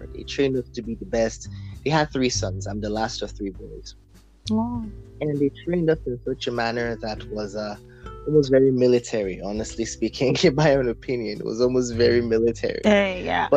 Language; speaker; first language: English; non-native, local second language; Yoruba